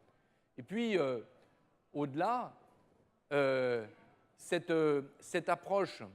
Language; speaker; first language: French; native; French